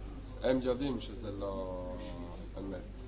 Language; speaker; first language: Hebrew; non-native, learner; Spanish